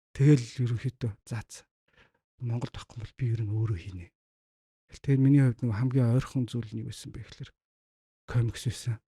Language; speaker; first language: Mongolian; native; Mongolian